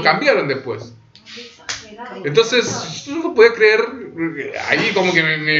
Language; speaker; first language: Spanish; early bilingual, other home language; Korean